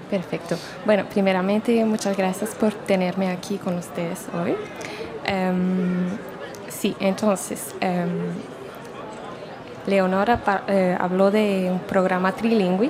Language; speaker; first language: Spanish; non-native, fluent; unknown